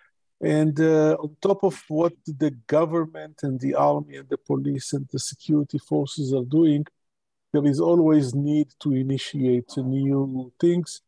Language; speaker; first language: English; non-native, local second language; Hebrew